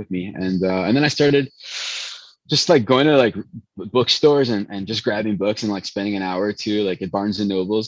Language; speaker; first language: English; early bilingual, other home language; Spanish